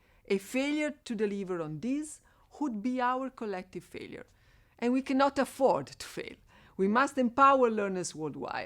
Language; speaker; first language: English; non-native, fluent; Italian